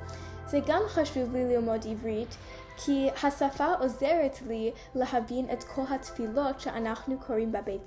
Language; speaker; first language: Hebrew; non-native, learner; English